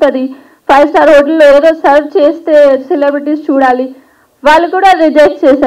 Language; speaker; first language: Telugu; non-native, learner; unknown